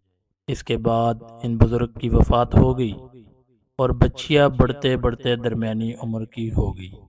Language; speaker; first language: Urdu; native; Urdu